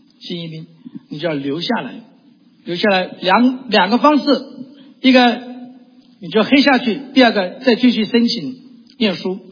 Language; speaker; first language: Chinese; native; Chinese